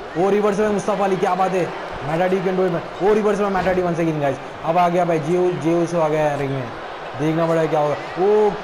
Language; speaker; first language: Hindi; native; Hindi